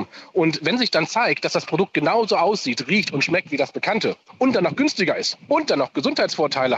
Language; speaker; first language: German; native; German